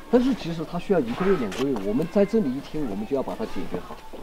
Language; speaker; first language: Chinese; native; Chinese